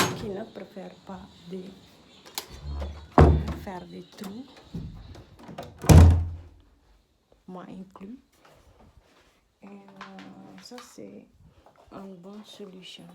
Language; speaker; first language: French; non-native, learner; Dutch